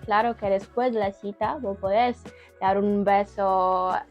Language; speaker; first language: Spanish; non-native, learner; Ukrainian